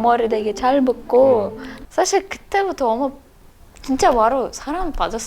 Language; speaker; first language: Korean; non-native, learner; Russian